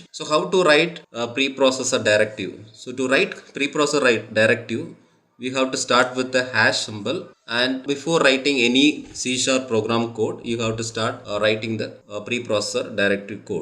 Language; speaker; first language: English; non-native, local second language; Tamil